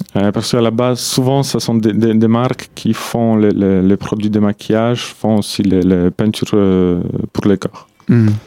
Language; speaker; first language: French; non-native, fluent; Polish